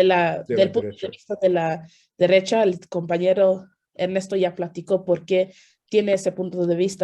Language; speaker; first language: Spanish; early bilingual, heritage; Spanish